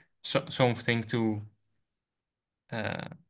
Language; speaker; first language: English; non-native, fluent; Dutch